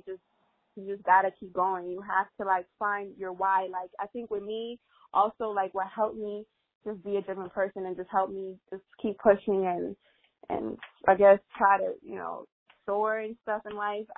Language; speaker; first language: English; non-native, fluent; Spanish